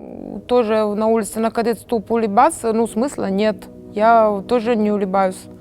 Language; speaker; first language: Russian; non-native, fluent; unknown